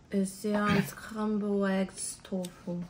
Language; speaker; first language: French; non-native, learner; Japanese